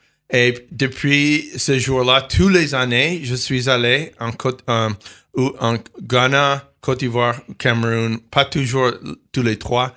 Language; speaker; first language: French; non-native, fluent; English